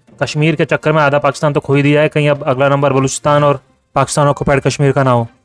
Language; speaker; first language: Hindi; native; Hindi